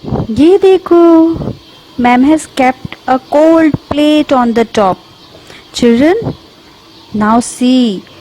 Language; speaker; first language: English; non-native, local second language; Hindi